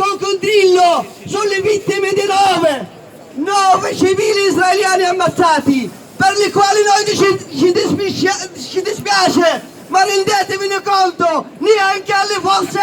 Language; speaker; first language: Italian; non-native, local second language; Arabic